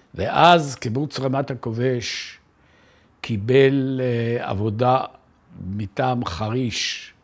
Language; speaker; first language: Hebrew; native; Hebrew